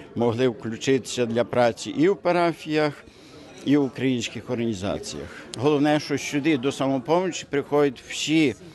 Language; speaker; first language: Ukrainian; native; Ukrainian